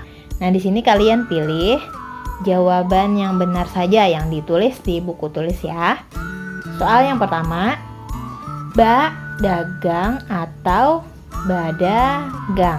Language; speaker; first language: Indonesian; non-native, local second language; Banjar